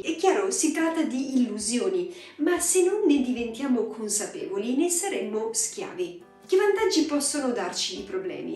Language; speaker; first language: Italian; native; Italian